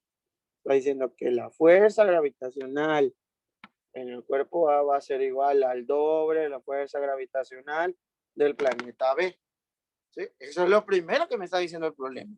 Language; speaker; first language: Spanish; native; Spanish